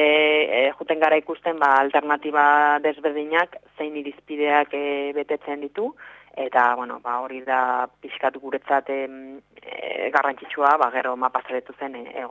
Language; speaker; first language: Basque; non-native, local second language; Spanish